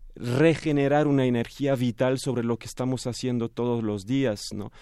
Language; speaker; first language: Spanish; non-native, fluent; French